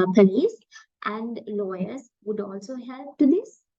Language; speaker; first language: English; non-native, local second language; Sinhala